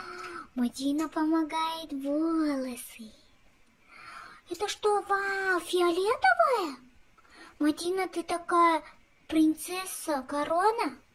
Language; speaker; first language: Russian; non-native, local second language; Kazakh